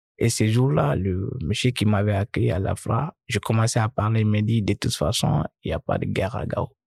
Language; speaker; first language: French; non-native, local second language; Fula